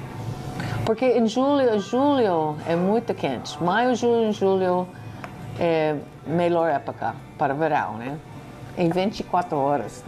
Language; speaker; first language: Portuguese; non-native, learner; English